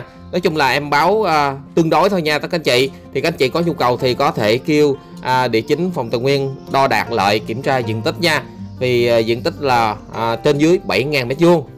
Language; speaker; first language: Vietnamese; native; Vietnamese